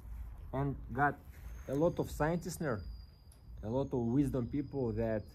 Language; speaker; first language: English; non-native, learner; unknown